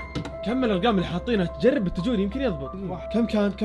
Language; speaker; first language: Arabic; native; Arabic